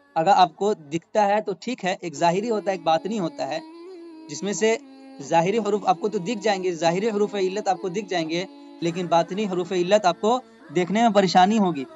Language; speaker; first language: Urdu; native; Urdu